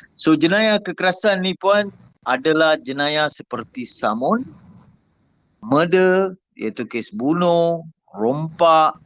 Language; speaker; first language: Malay; non-native, local second language; Tamil